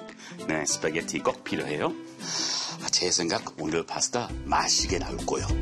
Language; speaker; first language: Korean; non-native, fluent; English